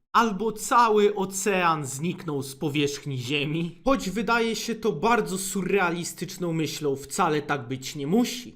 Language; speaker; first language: Polish; native; Polish